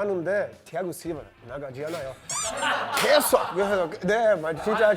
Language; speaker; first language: Korean; non-native, learner; Portuguese